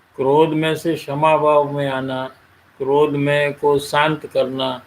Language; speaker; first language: Hindi; non-native, local second language; Gujarati